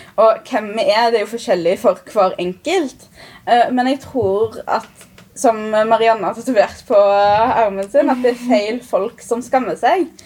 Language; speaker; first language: Norwegian; early bilingual, other home language; Arabic